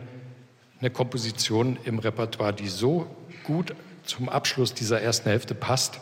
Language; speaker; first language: German; native; German